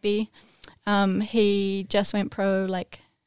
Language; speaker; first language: English; native; English